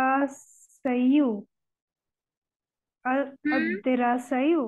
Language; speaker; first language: Arabic; non-native, learner; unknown